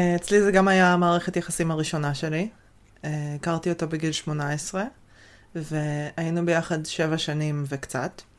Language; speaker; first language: Hebrew; native; Hebrew